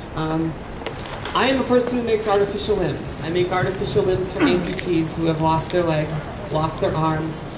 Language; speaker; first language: English; native; English